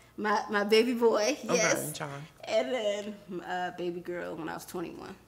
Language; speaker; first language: English; native; English